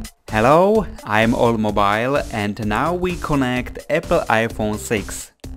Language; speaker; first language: English; non-native, learner; Czech